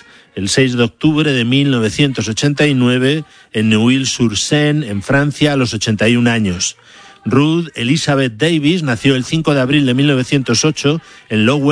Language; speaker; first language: Spanish; native; Spanish